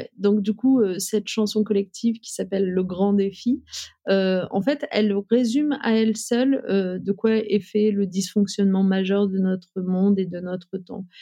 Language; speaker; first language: French; early bilingual, other home language; Riffian